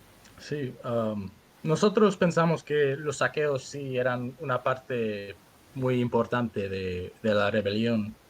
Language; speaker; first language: Spanish; early bilingual, heritage; Spanish